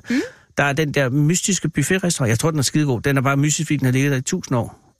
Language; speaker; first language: Danish; native; Danish